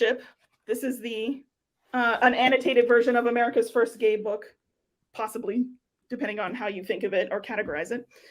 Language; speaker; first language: English; native; English